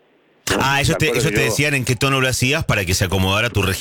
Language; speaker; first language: Spanish; native; Spanish